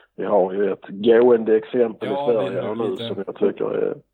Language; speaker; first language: Swedish; native; Swedish